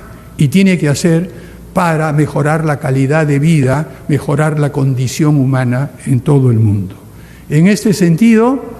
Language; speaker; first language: Spanish; native; Spanish